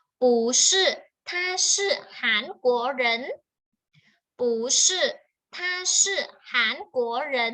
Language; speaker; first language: Chinese; non-native, fluent; Thai